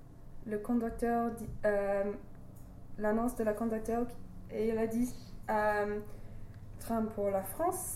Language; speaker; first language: French; non-native, learner; English